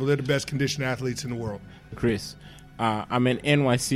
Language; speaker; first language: English; native; English